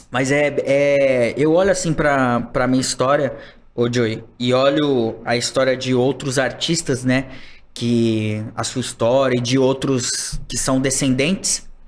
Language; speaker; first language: Portuguese; native; Portuguese